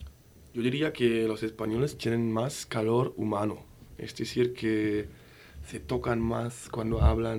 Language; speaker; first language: Spanish; non-native, fluent; German